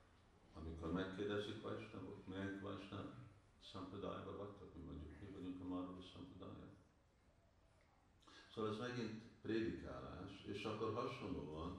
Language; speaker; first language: Hungarian; early bilingual, heritage; Hungarian